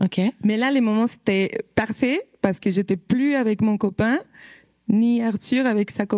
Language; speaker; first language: French; non-native, fluent; Spanish